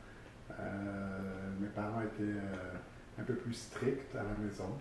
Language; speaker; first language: French; early bilingual, other home language; Arabic